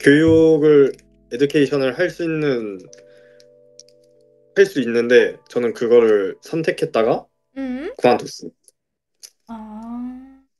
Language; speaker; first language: Korean; native; Korean